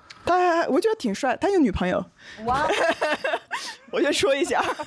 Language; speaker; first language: Chinese; non-native, fluent; French